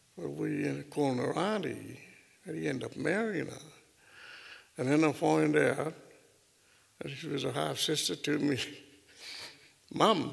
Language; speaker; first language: English; native; English